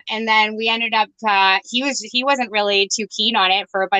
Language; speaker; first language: English; native; English